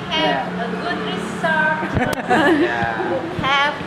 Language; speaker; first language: English; non-native, learner; Indonesian